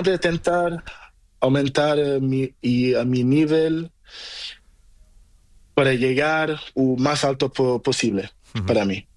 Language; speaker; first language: Spanish; non-native, learner; Portuguese